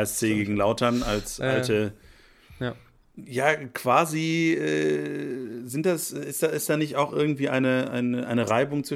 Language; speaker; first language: German; native; German